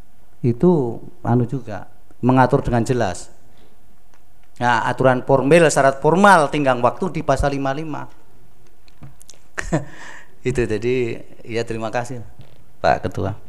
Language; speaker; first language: Indonesian; native; Indonesian